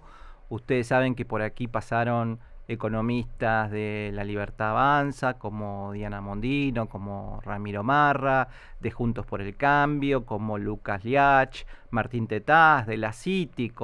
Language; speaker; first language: Spanish; native; Spanish